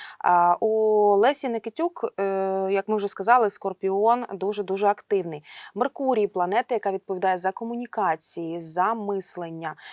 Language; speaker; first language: Ukrainian; native; Ukrainian